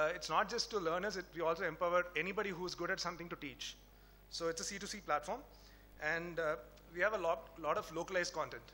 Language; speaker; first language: English; non-native, local second language; Tamil